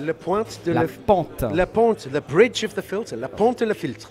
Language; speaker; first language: French; non-native, learner; English